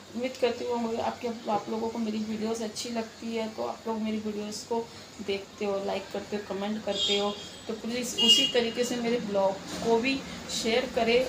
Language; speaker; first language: Hindi; non-native, local second language; Bangla